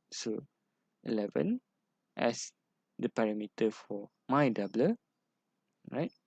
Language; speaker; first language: English; non-native, local second language; Malay